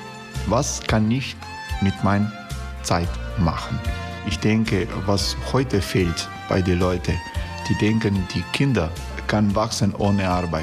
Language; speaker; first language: German; non-native, fluent; Croatian